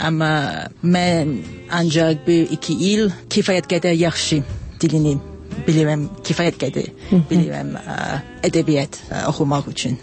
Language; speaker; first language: Azerbaijani; non-native, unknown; English